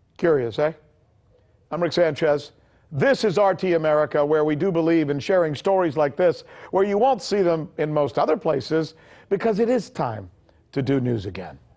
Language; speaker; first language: English; early bilingual, other home language; Spanish